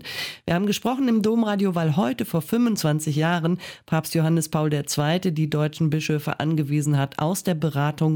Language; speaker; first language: German; native; German